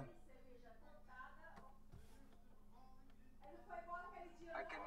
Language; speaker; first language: Portuguese; native; Portuguese